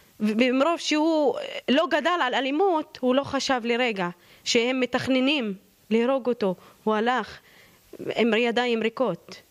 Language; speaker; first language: Hebrew; non-native, local second language; Arabic